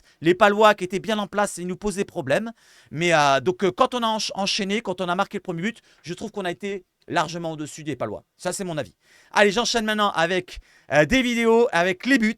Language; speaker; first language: French; native; French